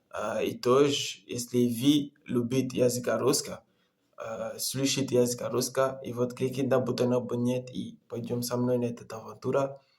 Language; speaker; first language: Russian; non-native, learner; Comorian